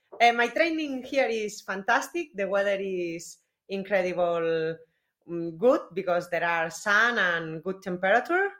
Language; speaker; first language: English; non-native, learner; Spanish